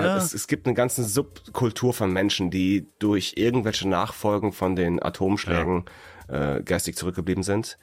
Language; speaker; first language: German; native; German